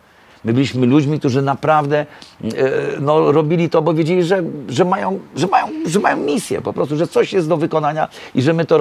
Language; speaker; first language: Polish; native; Polish